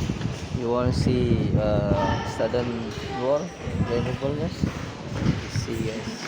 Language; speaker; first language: English; non-native, learner; Indonesian